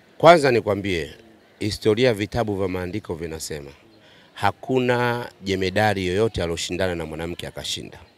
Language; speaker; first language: Swahili; native; Swahili